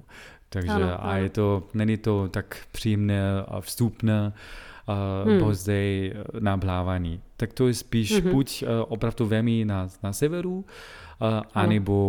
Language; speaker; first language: Czech; non-native, fluent; German